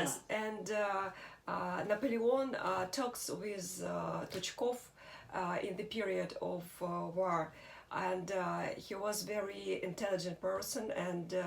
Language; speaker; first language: English; non-native, learner; Russian